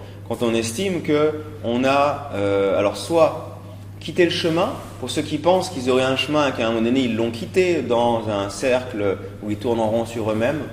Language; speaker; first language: French; native; French